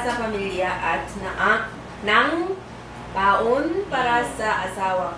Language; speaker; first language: Filipino; non-native, learner; Korean